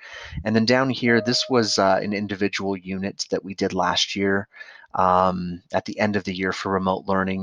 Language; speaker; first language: English; native; English